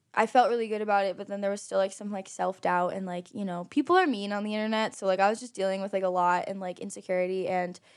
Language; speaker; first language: English; native; English